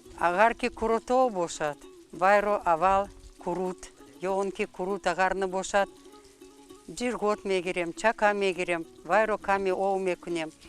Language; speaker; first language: Tajik; non-native, fluent; Russian